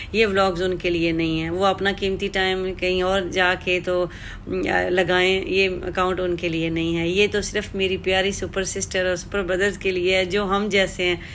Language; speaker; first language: Urdu; non-native, local second language; Punjabi